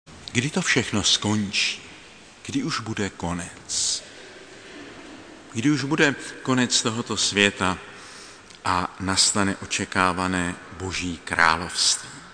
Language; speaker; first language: Czech; native; Czech